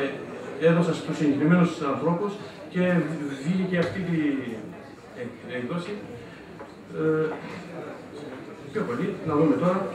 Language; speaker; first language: Greek; non-native, fluent; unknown